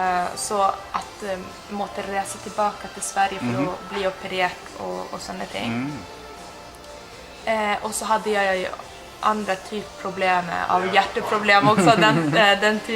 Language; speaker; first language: Norwegian; non-native, fluent; Spanish